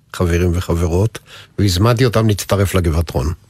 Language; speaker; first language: Hebrew; native; Hebrew